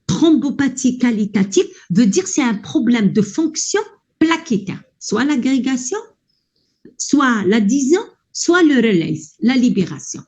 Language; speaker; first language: French; non-native, local second language; Arabic